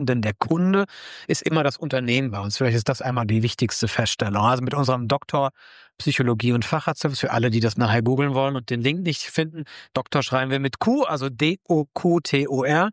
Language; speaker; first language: German; native; German